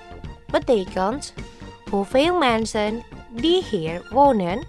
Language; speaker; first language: Dutch; non-native, fluent; Indonesian